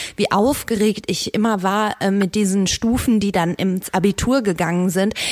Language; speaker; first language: German; native; German